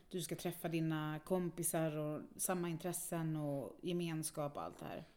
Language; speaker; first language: Swedish; native; Swedish